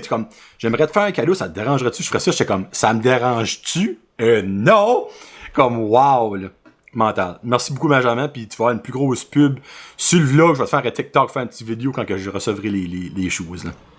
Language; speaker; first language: French; native; French